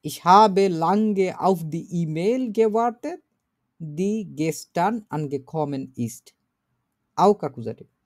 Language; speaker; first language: German; non-native, fluent; Bangla